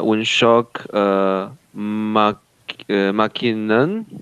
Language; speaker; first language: Albanian; non-native, learner; Chinese